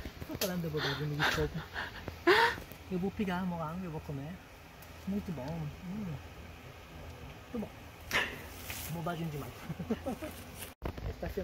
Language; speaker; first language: Portuguese; non-native, learner; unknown